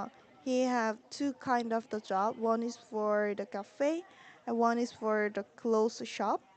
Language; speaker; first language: English; non-native, learner; Korean